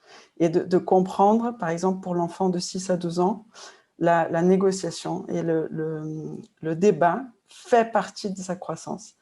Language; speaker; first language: French; non-native, fluent; Portuguese